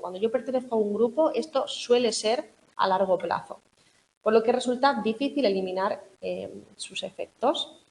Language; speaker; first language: Spanish; native; Spanish